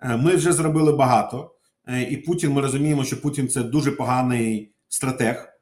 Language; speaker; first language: Ukrainian; non-native, local second language; Russian